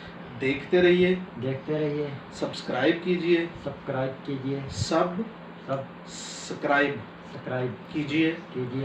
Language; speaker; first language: Hindi; non-native, local second language; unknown